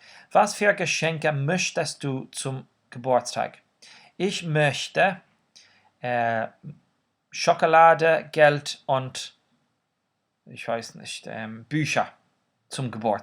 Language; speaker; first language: German; non-native, fluent; Irish